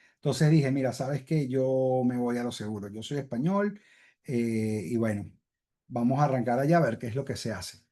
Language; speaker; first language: Spanish; native; Spanish